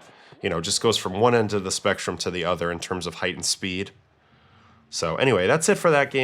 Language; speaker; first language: English; native; English